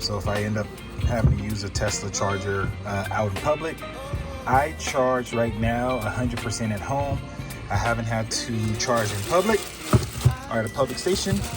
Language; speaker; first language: English; native; English